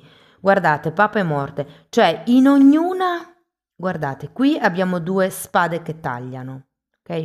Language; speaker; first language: Italian; native; Italian